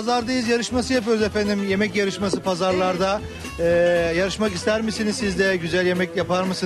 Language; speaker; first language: Turkish; native; Turkish